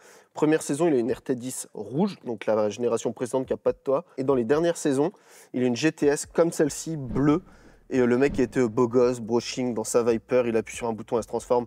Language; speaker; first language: French; native; French